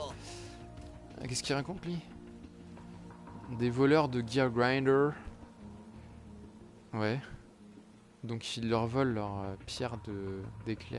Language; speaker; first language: French; native; French